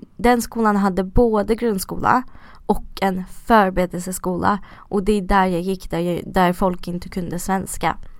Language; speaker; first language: Swedish; early bilingual, other home language; Russian